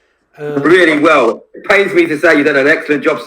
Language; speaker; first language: English; native; English